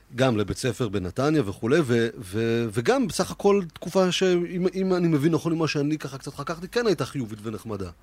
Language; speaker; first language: Hebrew; early bilingual, other home language; Russian